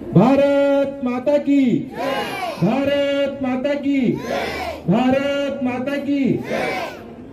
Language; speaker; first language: Hindi; non-native, local second language; Marathi